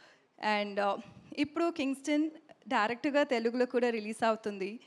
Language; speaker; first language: Telugu; non-native, learner; Tamil